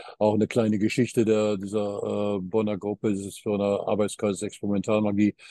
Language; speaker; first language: German; early bilingual, heritage; German